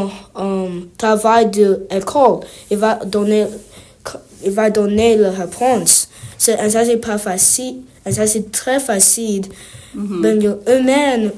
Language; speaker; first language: French; non-native, learner; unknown